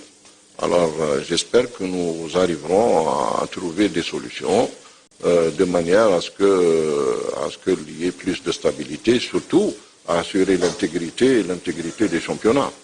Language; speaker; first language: French; non-native, local second language; Arabic